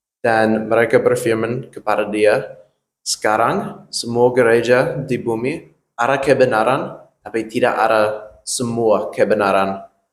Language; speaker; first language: Indonesian; non-native, fluent; English